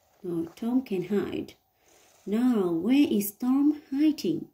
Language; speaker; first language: English; non-native, learner; Vietnamese